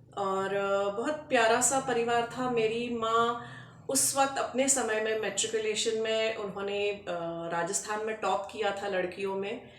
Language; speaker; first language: Hindi; native; Hindi